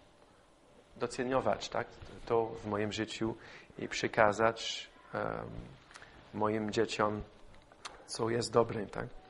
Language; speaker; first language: Polish; non-native, fluent; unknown